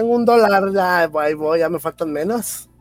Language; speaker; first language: Spanish; native; Spanish